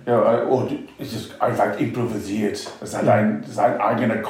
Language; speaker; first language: German; non-native, fluent; English